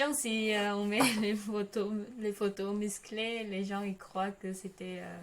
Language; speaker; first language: French; non-native, learner; Khmer